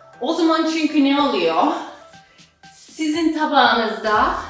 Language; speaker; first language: Turkish; non-native, fluent; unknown